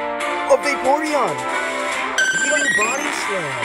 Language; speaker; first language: English; native; English